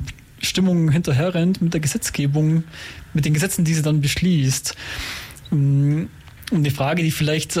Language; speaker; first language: German; native; German